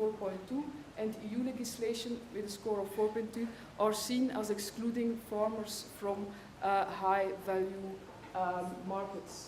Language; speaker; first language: English; non-native, fluent; Dutch